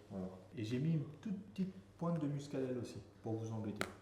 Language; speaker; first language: French; native; French